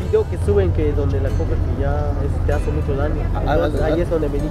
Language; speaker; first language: Spanish; native; Spanish